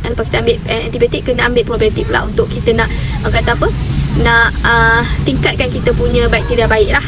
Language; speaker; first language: Malay; native; Malay